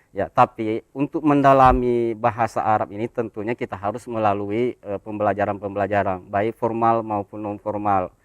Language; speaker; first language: Indonesian; native; Indonesian